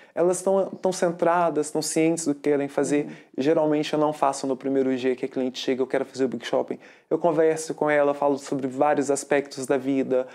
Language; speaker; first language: Portuguese; native; Portuguese